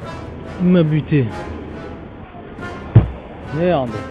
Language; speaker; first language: French; native; French